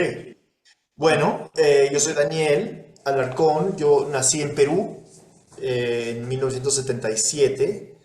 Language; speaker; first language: Spanish; early bilingual, heritage; Spanish